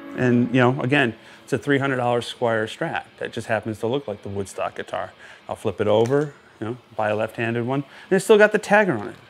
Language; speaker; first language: English; native; English